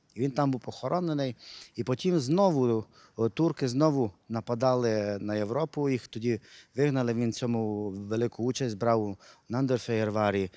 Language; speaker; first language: Ukrainian; non-native, local second language; Hungarian